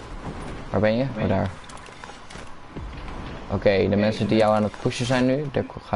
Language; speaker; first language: Dutch; native; Dutch